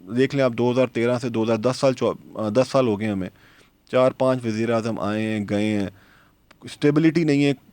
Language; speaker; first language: Urdu; native; Urdu